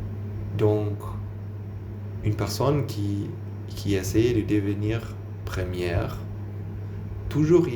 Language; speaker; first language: French; non-native, learner; German